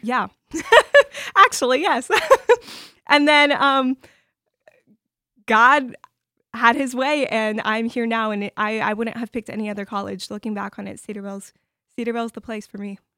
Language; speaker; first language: English; early bilingual, other home language; Ukrainian